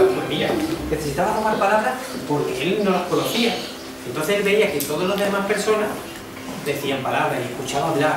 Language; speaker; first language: Spanish; native; Spanish